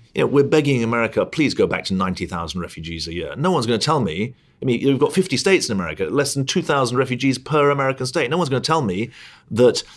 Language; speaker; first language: English; native; English